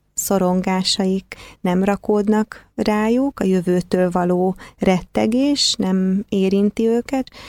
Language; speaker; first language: Hungarian; native; Hungarian